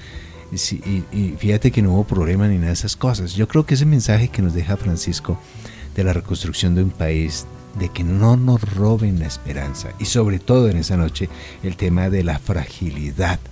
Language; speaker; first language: Spanish; native; Spanish